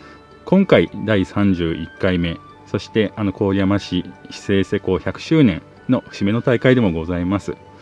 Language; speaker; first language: Japanese; native; Japanese